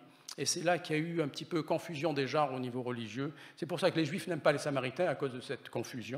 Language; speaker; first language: French; native; French